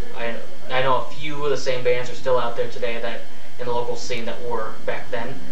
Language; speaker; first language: English; native; English